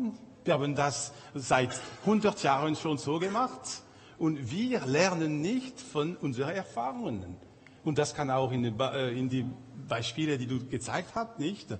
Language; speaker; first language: German; non-native, local second language; French